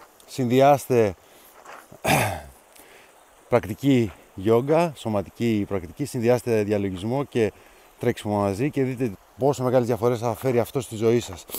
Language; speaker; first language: Greek; native; Greek